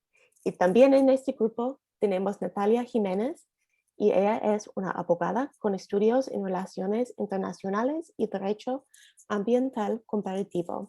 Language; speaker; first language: Spanish; non-native, learner; English